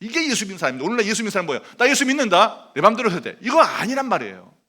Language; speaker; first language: Korean; native; Korean